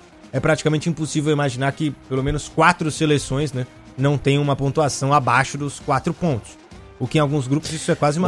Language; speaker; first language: Portuguese; native; Portuguese